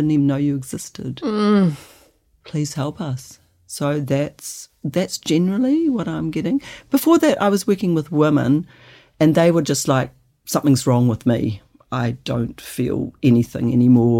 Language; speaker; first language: English; native; English